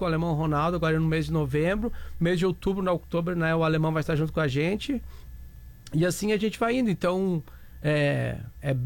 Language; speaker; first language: Portuguese; native; Portuguese